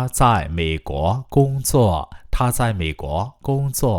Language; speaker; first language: Chinese; non-native, fluent; Burmese